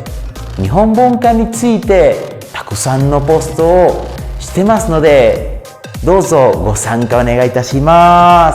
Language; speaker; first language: Japanese; non-native, fluent; Spanish